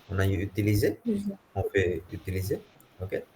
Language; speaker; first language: French; non-native, fluent; Hindi